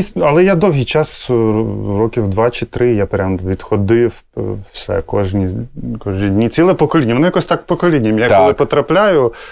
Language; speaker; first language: Ukrainian; native; Ukrainian